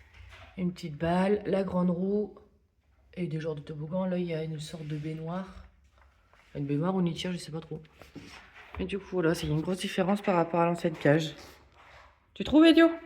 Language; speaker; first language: French; native; French